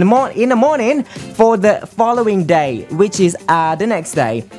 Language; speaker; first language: English; non-native, fluent; Thai